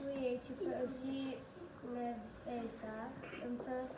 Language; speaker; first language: French; non-native, learner; English